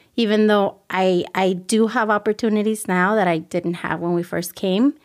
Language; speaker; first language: English; early bilingual, other home language; Spanish